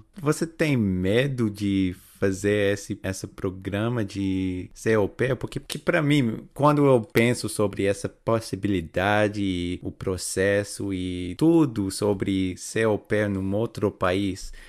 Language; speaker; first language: Portuguese; non-native, fluent; English